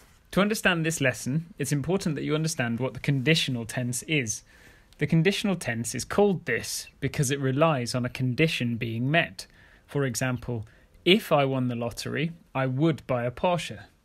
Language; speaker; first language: English; native; English